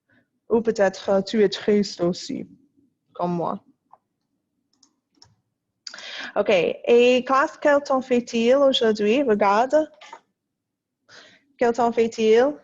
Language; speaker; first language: French; non-native, fluent; English